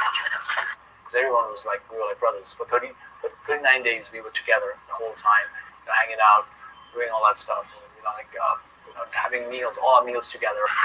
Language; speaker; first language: English; non-native, fluent; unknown